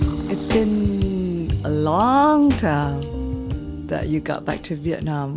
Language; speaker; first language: English; non-native, fluent; Vietnamese